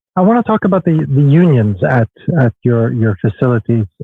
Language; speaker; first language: English; non-native, fluent; Swedish